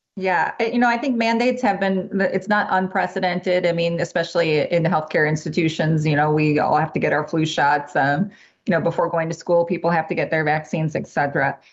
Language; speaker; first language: English; native; English